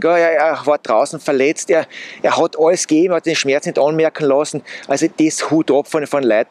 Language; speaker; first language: German; native; German